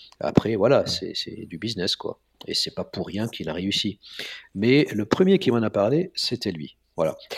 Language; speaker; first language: French; non-native, local second language; Arabic